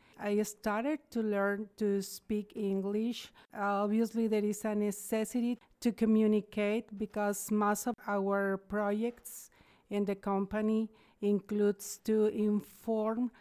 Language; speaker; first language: English; non-native, learner; Spanish